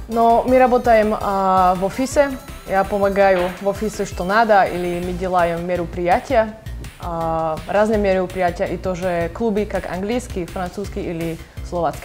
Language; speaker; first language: Russian; non-native, learner; Slovak